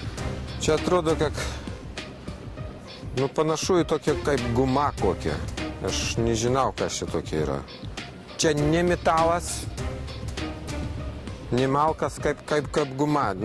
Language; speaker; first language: Lithuanian; non-native, learner; Russian